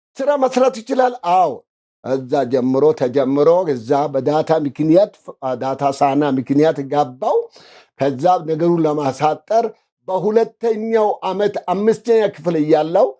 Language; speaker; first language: Amharic; non-native, local second language; Wolaytta